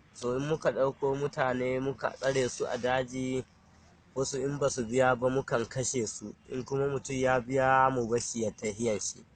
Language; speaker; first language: Hausa; non-native, local second language; Fula